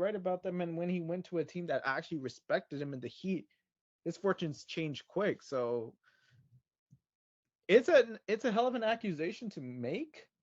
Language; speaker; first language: English; native; English